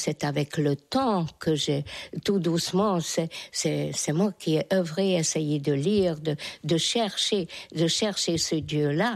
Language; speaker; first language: French; non-native, fluent; Hungarian